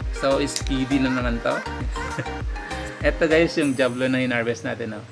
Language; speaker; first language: Filipino; non-native, local second language; Iloko